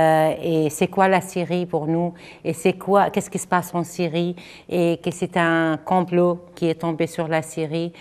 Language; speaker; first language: French; non-native, fluent; Arabic